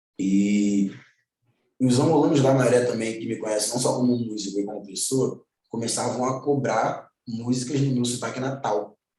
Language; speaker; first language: Portuguese; native; Portuguese